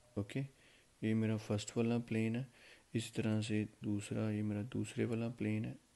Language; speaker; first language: Hindi; non-native, local second language; Punjabi